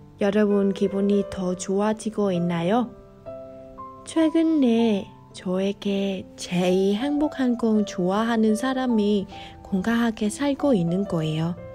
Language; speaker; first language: Korean; non-native, fluent; Vietnamese